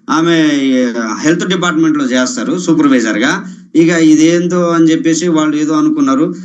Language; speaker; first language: Telugu; non-native, local second language; Lambadi